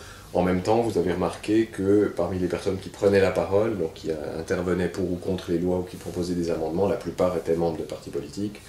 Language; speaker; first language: French; native; French